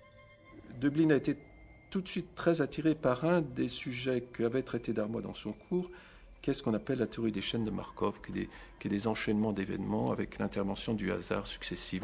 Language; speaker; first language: French; native; French